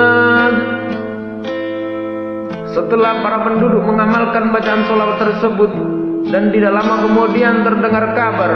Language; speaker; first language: Indonesian; native; Indonesian